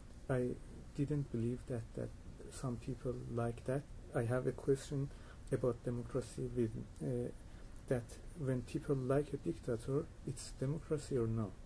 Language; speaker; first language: English; non-native, learner; Persian